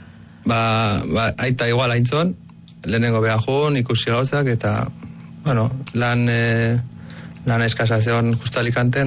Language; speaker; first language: Basque; early bilingual, other home language; Arabic